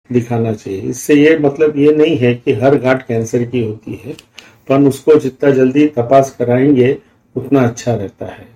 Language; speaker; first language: Hindi; native; Hindi